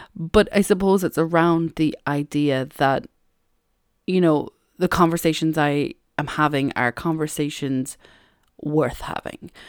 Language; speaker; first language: English; native; English